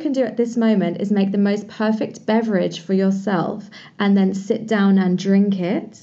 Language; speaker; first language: English; native; English